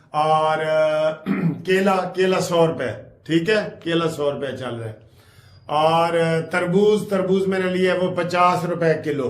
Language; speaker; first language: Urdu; non-native, local second language; Punjabi